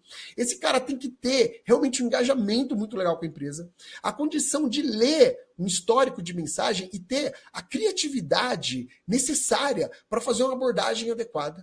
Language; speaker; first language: Portuguese; native; Portuguese